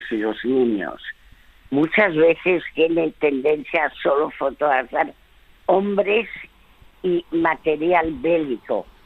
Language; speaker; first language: Spanish; early bilingual, other home language; French